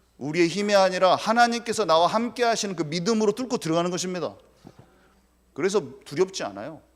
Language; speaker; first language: Korean; native; Korean